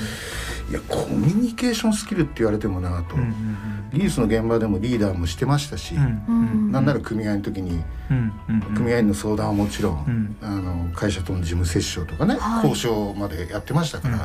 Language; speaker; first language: Japanese; native; Japanese